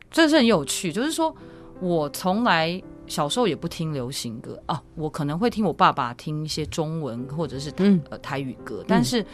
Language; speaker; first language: Chinese; native; Chinese